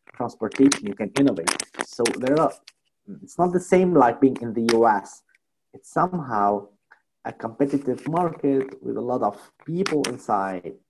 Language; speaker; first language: English; non-native, fluent; Arabic